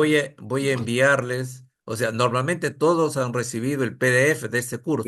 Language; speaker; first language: Spanish; native; Spanish